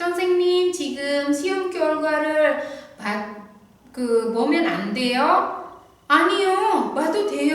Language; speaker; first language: Korean; non-native, fluent; Indonesian